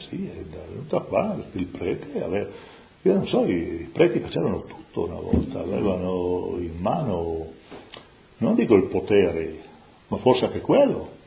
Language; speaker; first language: Italian; non-native, local second language; Friulian